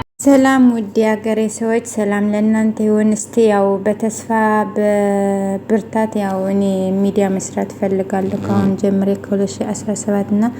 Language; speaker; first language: Amharic; non-native, local second language; Tigrinya